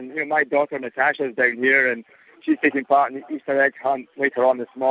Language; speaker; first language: English; native; English